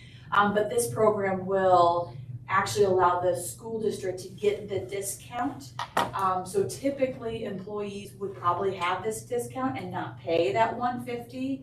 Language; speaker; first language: English; native; English